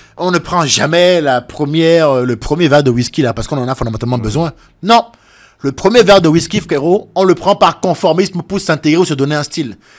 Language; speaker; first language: French; native; French